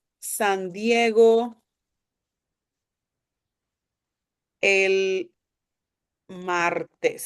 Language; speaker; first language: Spanish; non-native, fluent; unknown